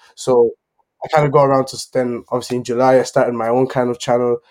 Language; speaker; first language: English; native; English